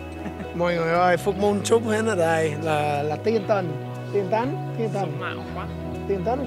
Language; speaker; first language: Vietnamese; non-native, learner; English